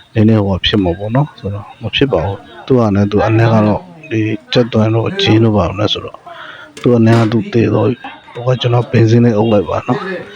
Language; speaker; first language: Burmese; native; Burmese